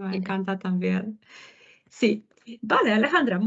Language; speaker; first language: Spanish; non-native, fluent; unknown